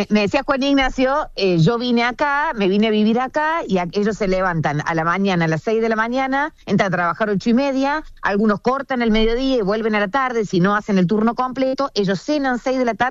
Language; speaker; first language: Spanish; native; Spanish